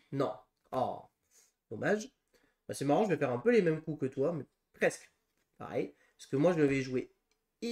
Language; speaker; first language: French; native; French